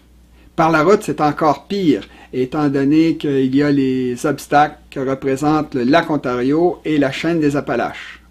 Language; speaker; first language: French; native; French